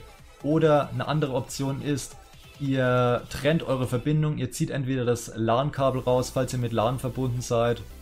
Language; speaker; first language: German; native; German